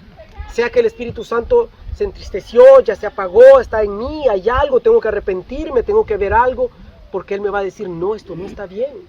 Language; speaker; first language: Spanish; native; Spanish